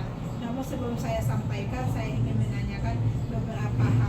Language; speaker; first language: Indonesian; native; Indonesian